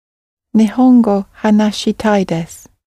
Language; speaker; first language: Japanese; non-native, learner; English